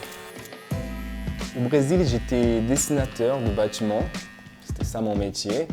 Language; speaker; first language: French; non-native, fluent; Portuguese